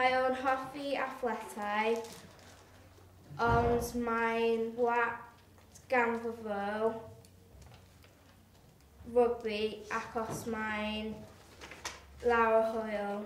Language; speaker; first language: Welsh; non-native, learner; English